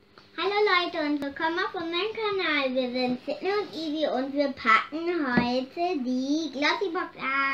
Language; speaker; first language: German; native; German